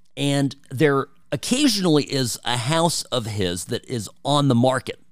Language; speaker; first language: English; early bilingual, other home language; Czech